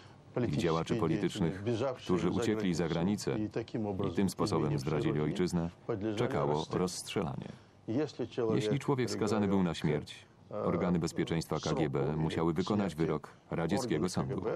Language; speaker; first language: Polish; native; Polish